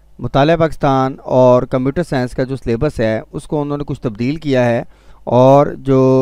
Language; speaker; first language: Urdu; non-native, local second language; Punjabi